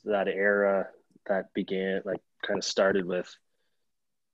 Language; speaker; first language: English; native; English